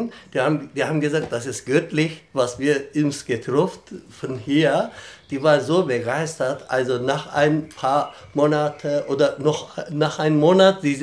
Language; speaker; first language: German; non-native, fluent; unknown